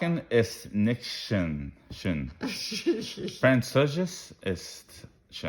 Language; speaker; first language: German; non-native, learner; English